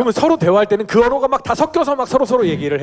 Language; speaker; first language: Korean; native; Korean